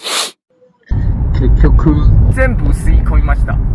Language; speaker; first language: Japanese; non-native, fluent; Chinese